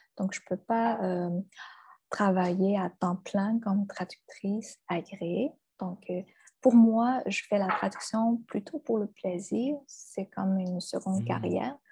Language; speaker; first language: French; non-native, fluent; Chinese